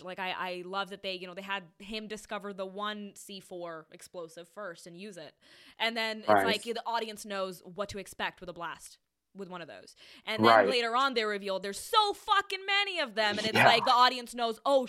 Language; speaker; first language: English; non-native, local second language; Hindi